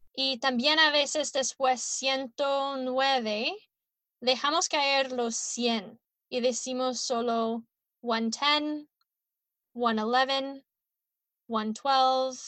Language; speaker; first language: Spanish; non-native, learner; English